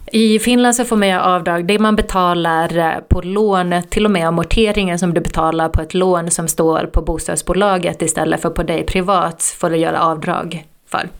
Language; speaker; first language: Swedish; native; Swedish